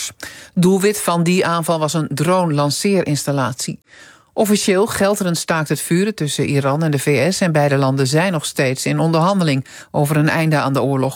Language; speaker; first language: Dutch; native; Dutch